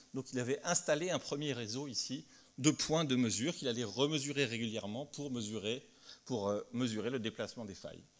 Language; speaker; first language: French; native; French